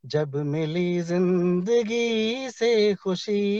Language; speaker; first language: Hindi; native; Hindi